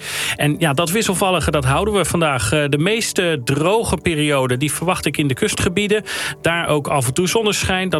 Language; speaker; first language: Dutch; native; Dutch